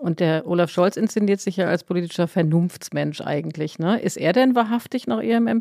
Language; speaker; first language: German; native; German